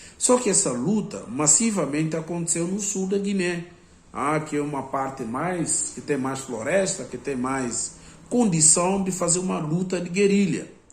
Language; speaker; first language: Portuguese; non-native, local second language; Upper Guinea Crioulo